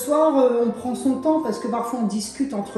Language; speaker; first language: French; native; French